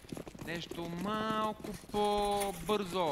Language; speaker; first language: Bulgarian; native; Bulgarian